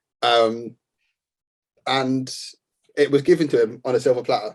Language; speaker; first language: English; native; English